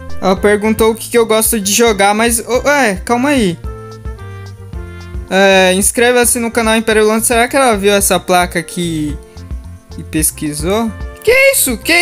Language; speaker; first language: Portuguese; native; Portuguese